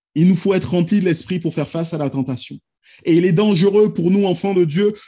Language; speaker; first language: French; native; French